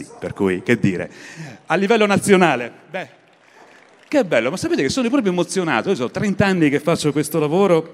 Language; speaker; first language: Italian; native; Italian